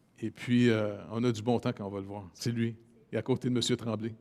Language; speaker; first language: French; native; French